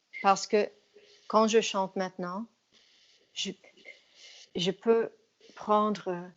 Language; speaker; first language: French; non-native, fluent; English